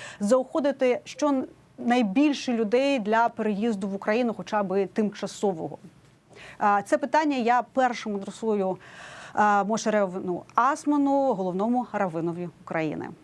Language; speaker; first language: Ukrainian; native; Ukrainian